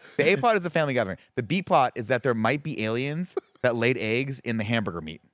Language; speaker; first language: English; native; English